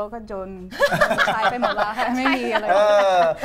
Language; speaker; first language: Thai; non-native, fluent; Portuguese